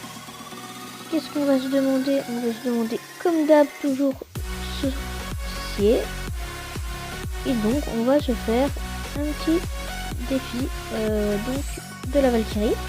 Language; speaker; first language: French; native; French